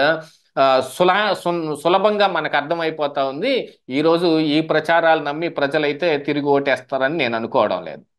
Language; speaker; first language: Telugu; native; Telugu